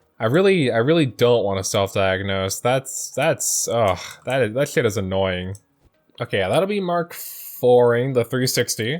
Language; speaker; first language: English; native; English